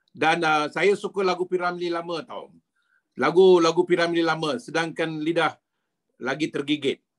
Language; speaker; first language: Malay; native; Malay